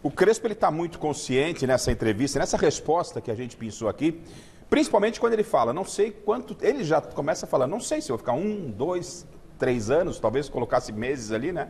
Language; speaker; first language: Portuguese; native; Portuguese